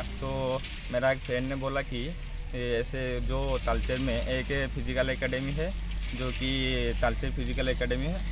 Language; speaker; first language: Hindi; non-native, local second language; Odia